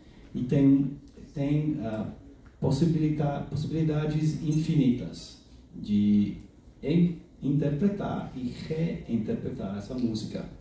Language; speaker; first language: Portuguese; non-native, fluent; English